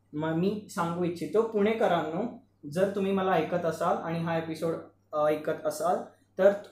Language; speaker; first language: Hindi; non-native, local second language; Marathi